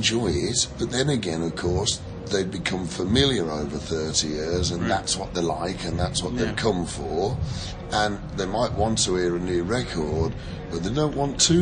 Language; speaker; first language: English; native; English